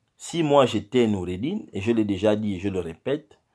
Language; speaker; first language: French; non-native, local second language; Fang